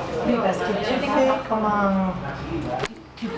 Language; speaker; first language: French; non-native, learner; Spanish